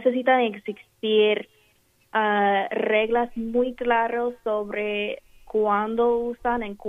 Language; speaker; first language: Spanish; non-native, fluent; English